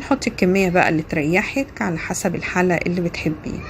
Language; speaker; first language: Arabic; native; Arabic